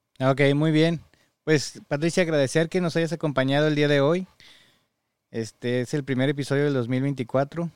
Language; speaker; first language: Spanish; native; Spanish